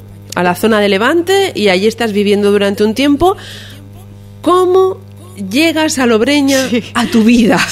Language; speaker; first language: Spanish; native; Spanish